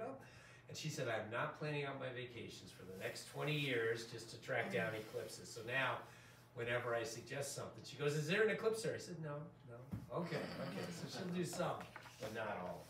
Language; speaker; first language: English; native; English